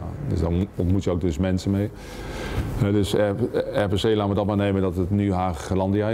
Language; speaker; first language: Dutch; native; Dutch